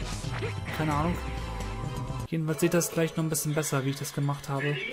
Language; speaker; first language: German; native; German